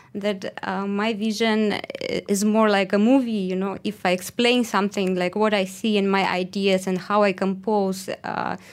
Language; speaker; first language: English; non-native, fluent; Russian